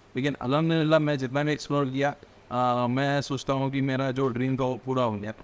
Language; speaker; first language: Hindi; native; Hindi